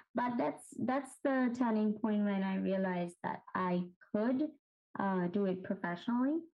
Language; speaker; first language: English; non-native, local second language; Urdu